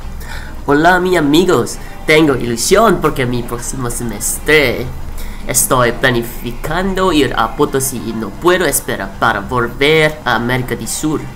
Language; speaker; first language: Spanish; non-native, learner; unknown